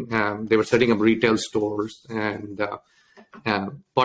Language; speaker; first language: English; non-native, local second language; Tamil